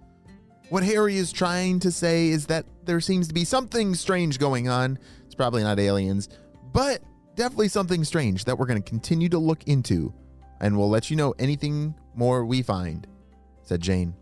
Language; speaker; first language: English; native; English